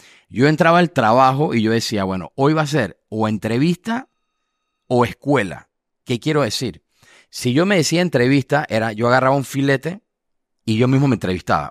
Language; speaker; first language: Spanish; native; Spanish